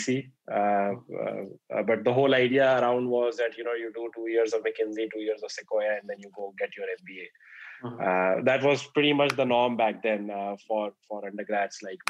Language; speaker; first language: English; non-native, local second language; Hindi